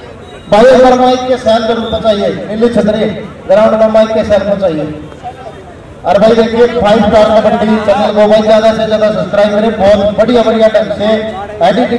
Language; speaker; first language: Hindi; native; Hindi